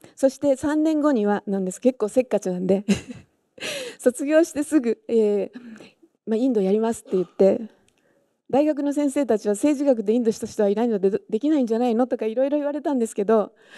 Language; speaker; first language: Japanese; native; Japanese